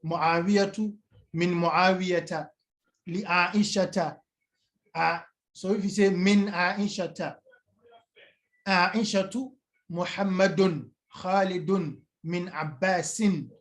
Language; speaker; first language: Arabic; non-native, fluent; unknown